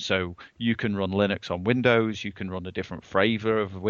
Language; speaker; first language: English; native; English